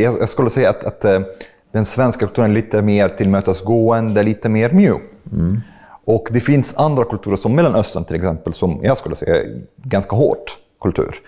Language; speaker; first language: Swedish; non-native, fluent; Arabic